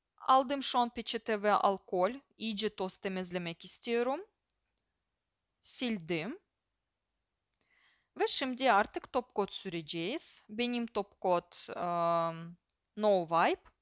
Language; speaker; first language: Turkish; non-native, fluent; Russian